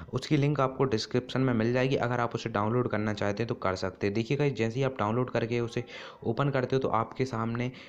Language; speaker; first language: Hindi; native; Hindi